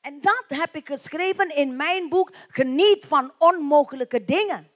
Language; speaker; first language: Dutch; non-native, learner; Indonesian